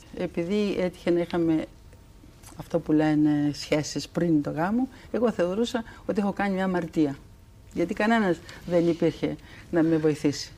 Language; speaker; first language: Greek; native; Greek